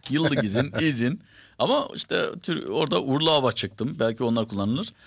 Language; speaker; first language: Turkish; native; Turkish